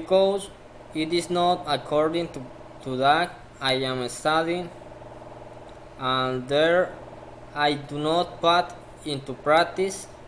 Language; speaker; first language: English; non-native, learner; Spanish